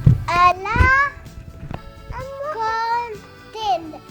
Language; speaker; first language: French; non-native, learner; Arabic